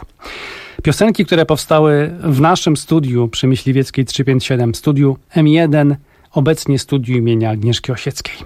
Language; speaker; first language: Polish; native; Polish